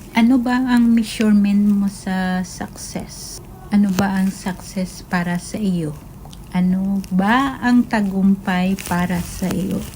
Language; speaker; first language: Filipino; native; Filipino